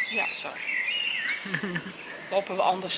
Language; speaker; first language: Dutch; native; Dutch